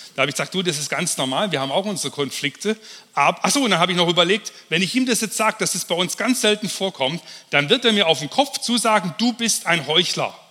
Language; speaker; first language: German; native; German